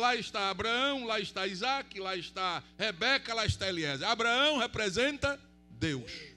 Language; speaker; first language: Portuguese; native; Portuguese